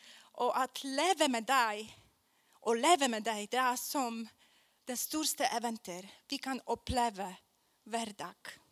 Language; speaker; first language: Swedish; non-native, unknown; Polish